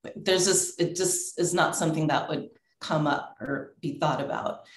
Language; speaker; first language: English; native; English